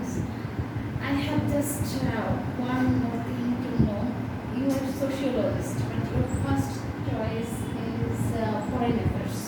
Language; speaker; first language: English; non-native, fluent; Bangla